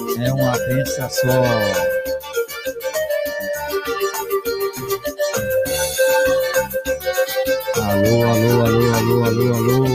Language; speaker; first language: Portuguese; native; Portuguese